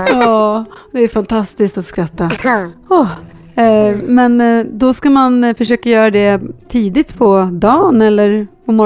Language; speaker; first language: Swedish; native; Swedish